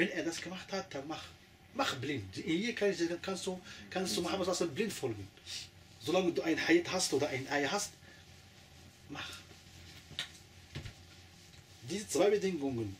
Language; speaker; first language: German; non-native, fluent; Arabic